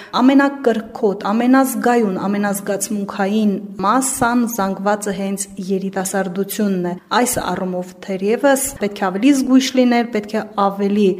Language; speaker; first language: Armenian; native; Armenian